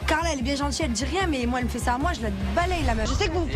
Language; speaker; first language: French; native; French